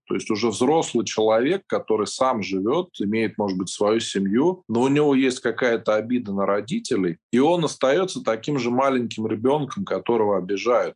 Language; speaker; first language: Russian; native; Russian